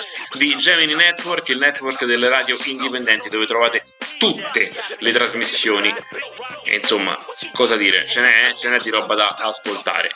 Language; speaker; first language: Italian; native; Italian